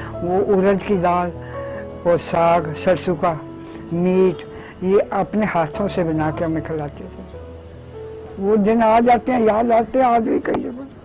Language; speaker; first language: Hindi; early bilingual, other home language; Punjabi